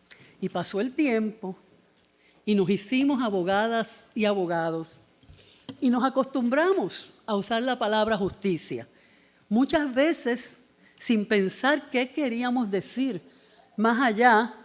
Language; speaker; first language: Spanish; native; Spanish